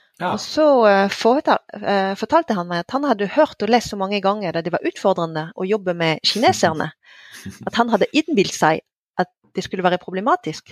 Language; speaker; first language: Norwegian; non-native, fluent; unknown